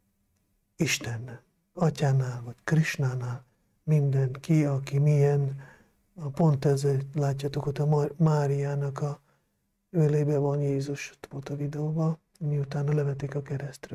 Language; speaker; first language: Hungarian; non-native, local second language; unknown